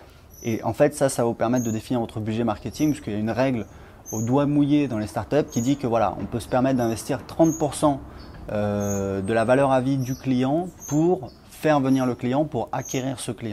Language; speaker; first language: French; native; French